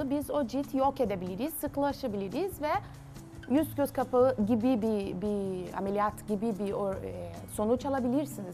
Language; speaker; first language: Turkish; non-native, learner; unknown